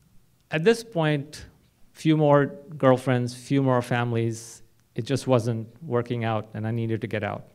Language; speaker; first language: English; non-native, local second language; Hindi